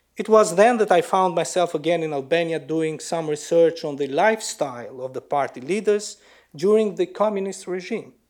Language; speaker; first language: English; non-native, fluent; Albanian